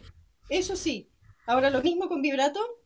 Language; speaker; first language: Spanish; native; Spanish